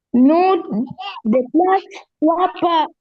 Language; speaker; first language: French; non-native, learner; Arabic